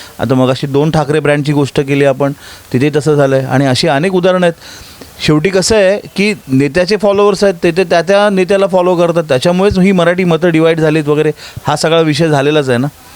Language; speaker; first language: Marathi; native; Marathi